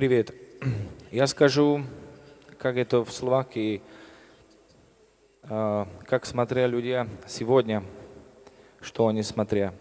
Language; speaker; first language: Russian; non-native, learner; Slovak